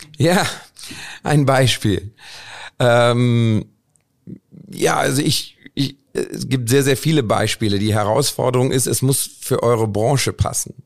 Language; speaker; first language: German; early bilingual, other home language; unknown